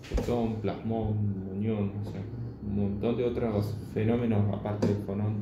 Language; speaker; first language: Spanish; native; Spanish